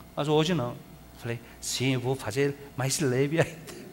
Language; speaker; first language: Portuguese; non-native, fluent; Korean